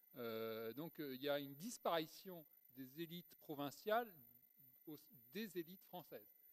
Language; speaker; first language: French; native; French